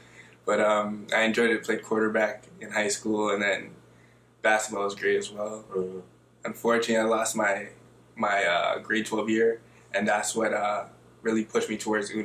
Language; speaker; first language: English; native; English